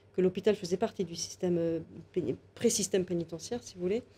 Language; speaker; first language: French; native; French